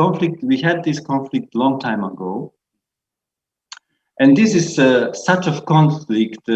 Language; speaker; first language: English; non-native, fluent; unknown